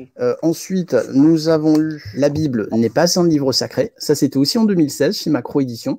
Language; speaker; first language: French; native; French